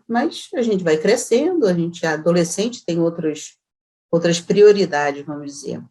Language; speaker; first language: Portuguese; native; Portuguese